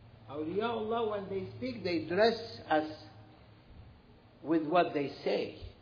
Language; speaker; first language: English; non-native, fluent; Arabic